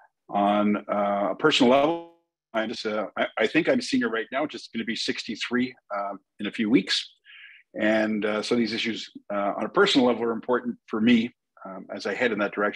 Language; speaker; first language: English; native; English